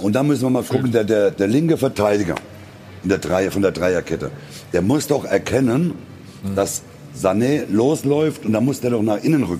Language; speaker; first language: German; native; German